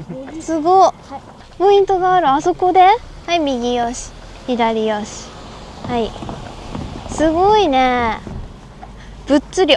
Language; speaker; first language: Japanese; native; Japanese